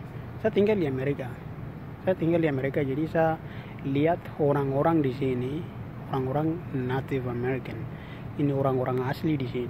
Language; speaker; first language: Indonesian; non-native, local second language; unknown